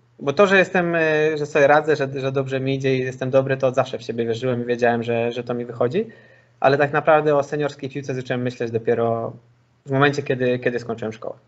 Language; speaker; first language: Polish; native; Polish